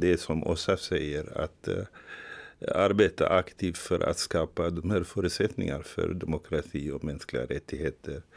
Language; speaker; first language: Swedish; non-native, fluent; Tigrinya